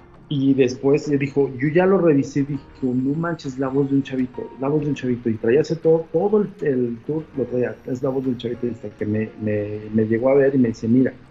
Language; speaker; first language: Spanish; native; Spanish